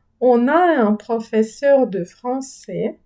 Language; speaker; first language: French; non-native, fluent; Ukrainian